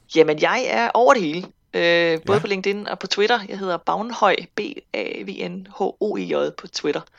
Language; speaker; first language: Danish; native; Danish